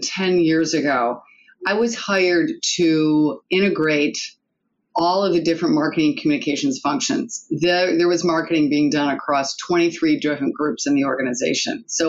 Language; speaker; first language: English; native; English